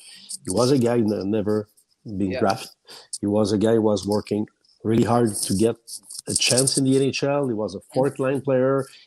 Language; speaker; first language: English; non-native, fluent; French